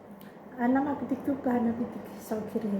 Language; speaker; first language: Arabic; non-native, learner; Indonesian